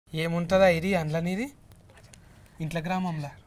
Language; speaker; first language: Telugu; native; Telugu